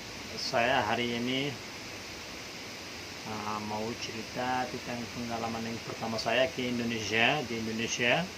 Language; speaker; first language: Indonesian; non-native, fluent; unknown